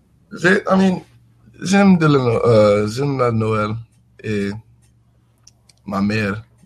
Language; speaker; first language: French; non-native, learner; English